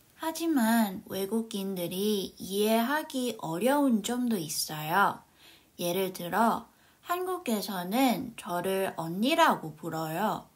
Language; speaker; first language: Korean; non-native, fluent; Cantonese